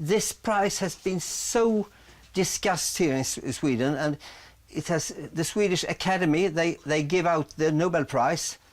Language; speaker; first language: English; non-native, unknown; Swedish